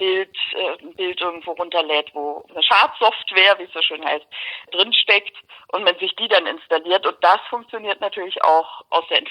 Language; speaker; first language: German; native; German